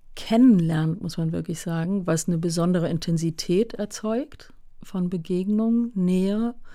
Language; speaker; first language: German; native; German